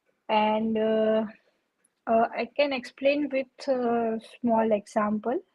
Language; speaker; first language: English; non-native, local second language; Gujarati